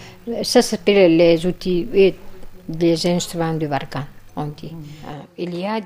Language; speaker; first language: French; non-native, fluent; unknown